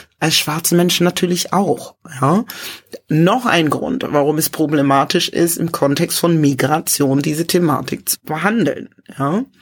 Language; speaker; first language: German; early bilingual, other home language; English